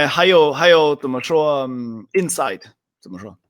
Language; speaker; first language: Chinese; non-native, fluent; Swedish